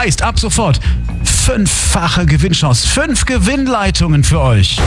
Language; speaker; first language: German; native; German